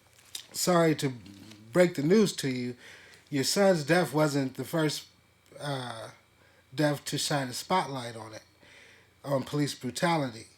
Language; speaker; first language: English; native; English